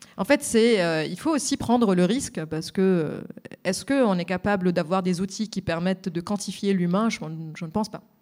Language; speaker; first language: French; non-native, local second language; Arabic